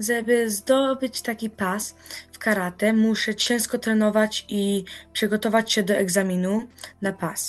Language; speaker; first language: Polish; early bilingual, heritage; Polish